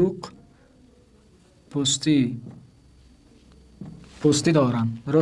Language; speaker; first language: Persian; non-native, fluent; Urdu